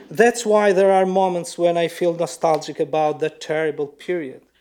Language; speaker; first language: English; non-native, fluent; Albanian